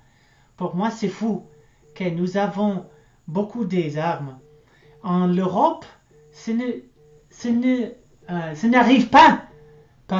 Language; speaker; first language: French; non-native, learner; English